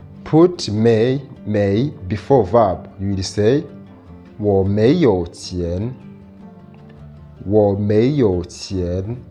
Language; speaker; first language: Chinese; non-native, fluent; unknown